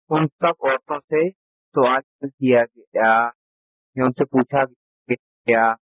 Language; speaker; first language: Urdu; native; Urdu